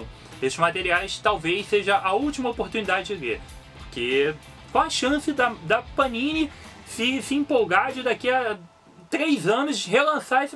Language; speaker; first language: Portuguese; native; Portuguese